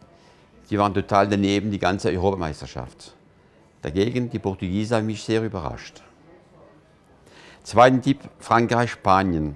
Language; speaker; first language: German; non-native, fluent; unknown